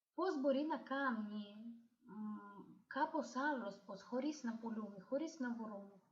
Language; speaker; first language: Greek; non-native, fluent; Russian